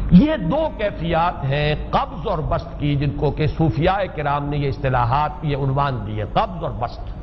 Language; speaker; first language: Urdu; native; Urdu